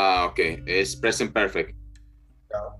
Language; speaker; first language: English; non-native, learner; Spanish